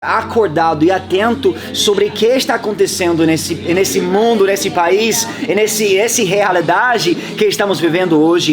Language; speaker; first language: Portuguese; non-native, fluent; English